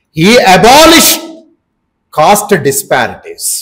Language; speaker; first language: English; non-native, local second language; Telugu